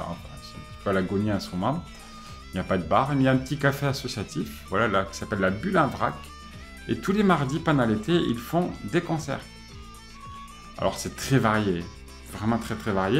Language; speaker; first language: French; native; French